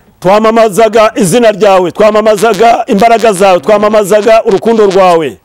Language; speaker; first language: Kinyarwanda; early bilingual, heritage; Kinyarwanda